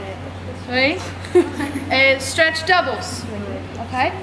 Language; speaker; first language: French; non-native, learner; English